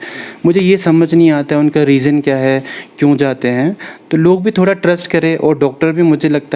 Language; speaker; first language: Hindi; non-native, local second language; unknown